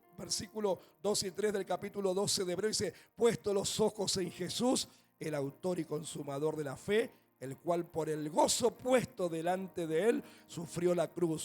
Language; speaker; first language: Spanish; native; Spanish